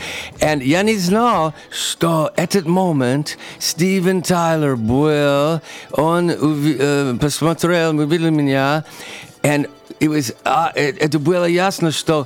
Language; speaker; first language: Russian; non-native, learner; English